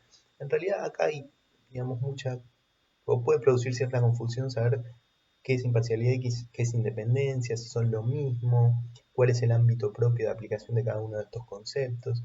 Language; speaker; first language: Spanish; native; Spanish